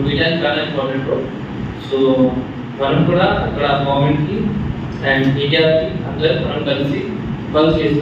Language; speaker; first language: Telugu; non-native, learner; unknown